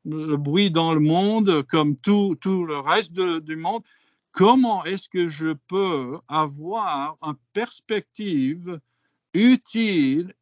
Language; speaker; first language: French; non-native, fluent; English